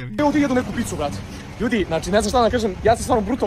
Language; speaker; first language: Croatian; native; Croatian